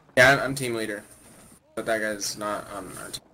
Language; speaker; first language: English; native; English